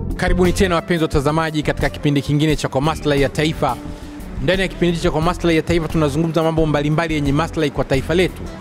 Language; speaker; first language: Swahili; native; Swahili